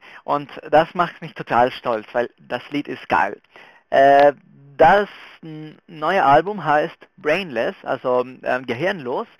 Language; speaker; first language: German; non-native, fluent; Spanish